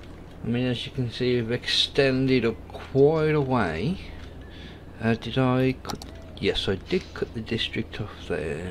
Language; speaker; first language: English; native; English